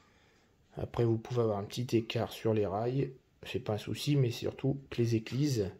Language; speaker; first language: French; native; French